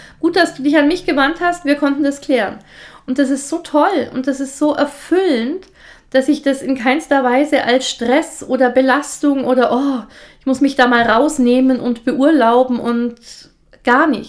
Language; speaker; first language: German; native; German